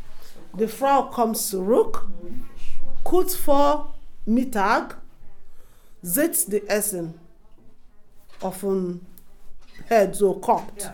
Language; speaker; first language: German; non-native, fluent; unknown